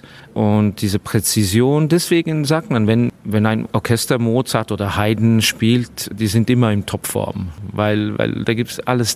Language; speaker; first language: German; non-native, fluent; Estonian